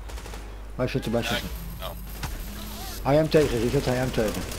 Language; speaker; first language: Dutch; native; Dutch